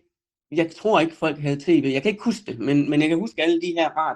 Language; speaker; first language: Danish; native; Danish